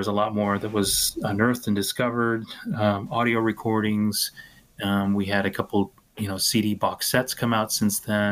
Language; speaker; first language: English; native; English